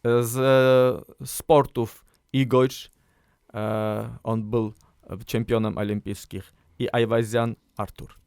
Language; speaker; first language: Polish; non-native, learner; Armenian